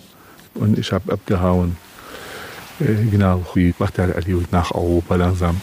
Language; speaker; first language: German; non-native, learner; Kurdish